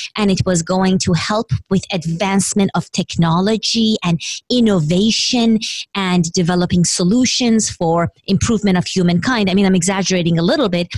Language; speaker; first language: English; non-native, fluent; Persian